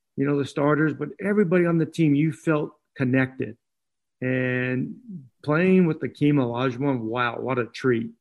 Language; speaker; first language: English; native; English